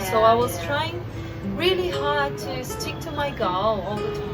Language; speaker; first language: English; non-native, fluent; Portuguese